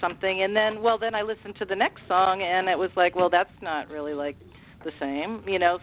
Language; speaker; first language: English; native; English